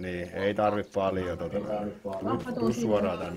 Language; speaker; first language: Finnish; native; Finnish